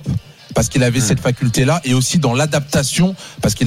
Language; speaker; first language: French; native; French